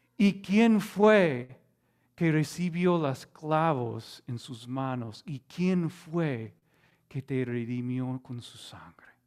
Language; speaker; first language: Spanish; non-native, fluent; English